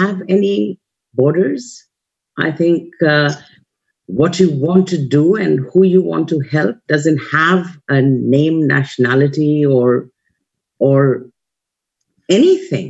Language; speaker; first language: English; non-native, local second language; Hindi